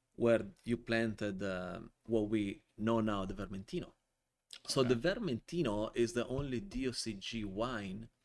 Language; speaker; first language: English; non-native, fluent; Italian